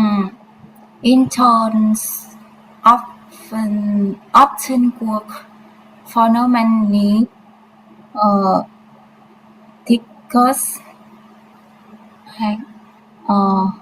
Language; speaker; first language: English; non-native, learner; Vietnamese